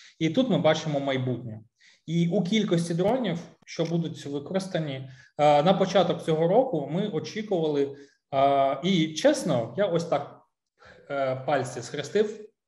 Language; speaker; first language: Ukrainian; non-native, local second language; Russian